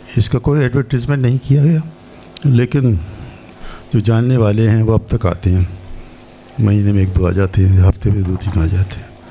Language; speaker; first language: Urdu; native; Urdu